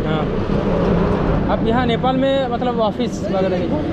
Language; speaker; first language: Hindi; non-native, local second language; Bangla